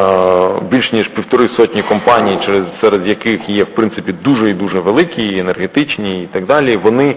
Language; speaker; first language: Ukrainian; native; Ukrainian